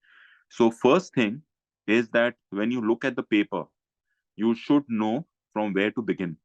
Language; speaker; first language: English; non-native, local second language; Hindi